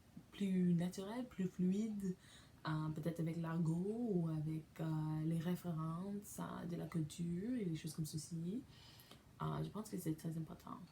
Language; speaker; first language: French; non-native, learner; English